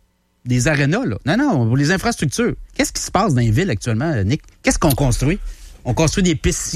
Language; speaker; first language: French; native; French